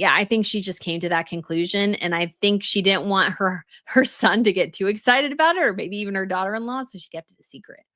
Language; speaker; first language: English; native; English